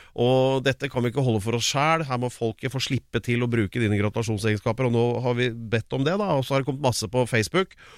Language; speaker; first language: Norwegian; native; Norwegian